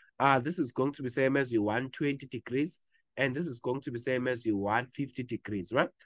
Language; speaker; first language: English; non-native, local second language; Zulu